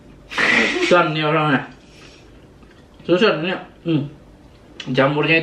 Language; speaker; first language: Indonesian; native; Indonesian